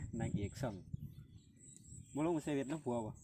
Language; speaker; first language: Thai; non-native, local second language; Lao